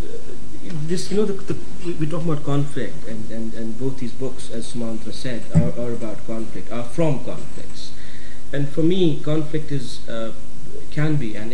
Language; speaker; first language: English; non-native, local second language; Kashmiri